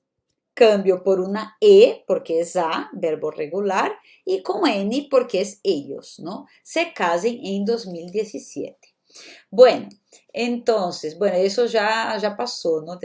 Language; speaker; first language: Spanish; non-native, fluent; Portuguese